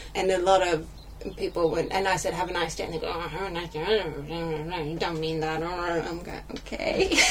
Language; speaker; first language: English; non-native, fluent; Swedish